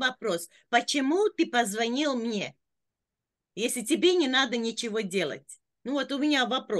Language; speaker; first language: Russian; non-native, local second language; Latvian